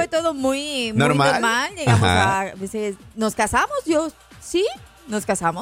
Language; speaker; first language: Spanish; native; Spanish